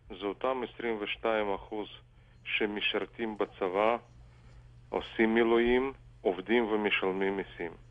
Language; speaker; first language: Hebrew; non-native, fluent; Russian